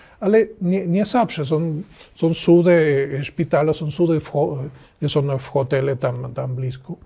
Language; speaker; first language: Polish; non-native, learner; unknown